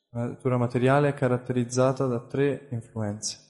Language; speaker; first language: Italian; native; Italian